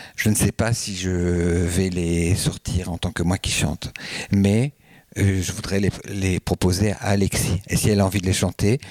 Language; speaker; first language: French; native; French